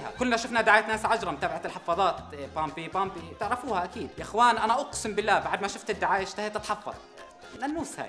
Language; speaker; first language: Arabic; native; Arabic